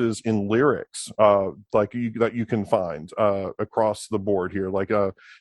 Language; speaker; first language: English; native; English